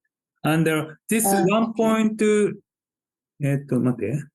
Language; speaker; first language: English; non-native, fluent; Japanese